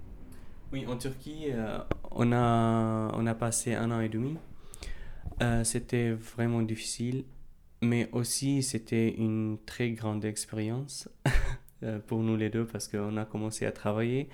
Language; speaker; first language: French; non-native, fluent; Arabic